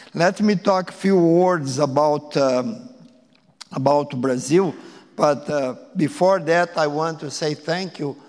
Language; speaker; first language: English; non-native, learner; Portuguese